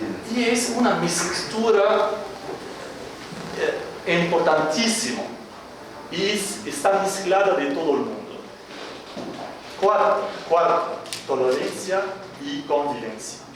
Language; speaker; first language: Spanish; non-native, fluent; Arabic